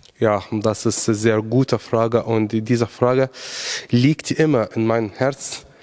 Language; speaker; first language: German; non-native, fluent; Arabic